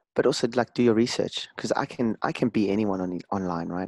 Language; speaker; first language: English; native; English